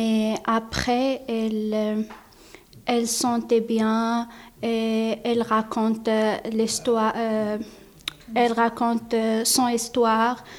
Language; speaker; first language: French; non-native, learner; Arabic